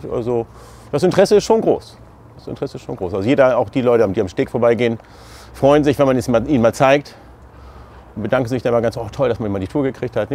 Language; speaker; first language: German; native; German